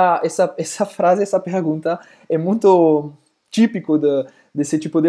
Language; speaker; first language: Portuguese; non-native, fluent; French